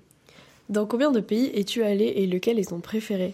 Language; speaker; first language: French; native; French